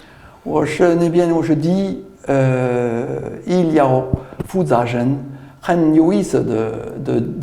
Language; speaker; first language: Chinese; non-native, learner; French